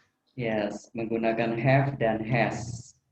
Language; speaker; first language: Indonesian; native; Indonesian